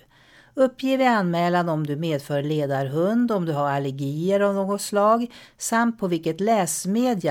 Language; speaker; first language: Swedish; native; Swedish